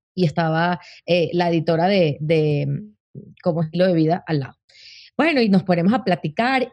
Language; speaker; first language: Spanish; native; Spanish